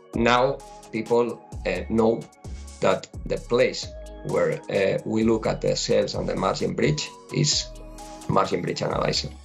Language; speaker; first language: English; non-native, fluent; Spanish